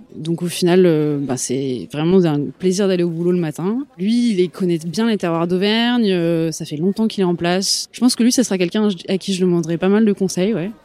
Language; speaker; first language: French; native; French